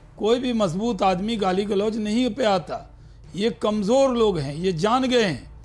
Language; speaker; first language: Hindi; native; Hindi